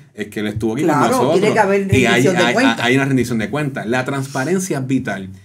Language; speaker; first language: Spanish; native; Spanish